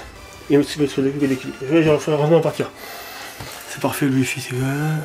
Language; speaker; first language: French; native; French